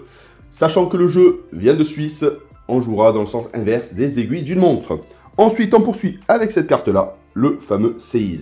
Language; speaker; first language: French; native; French